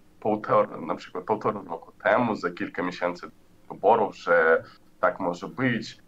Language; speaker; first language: Polish; non-native, learner; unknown